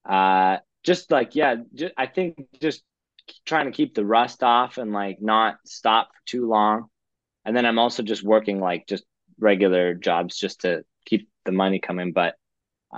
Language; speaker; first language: English; native; English